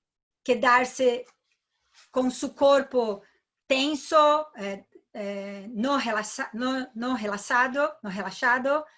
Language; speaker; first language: Spanish; non-native, learner; Portuguese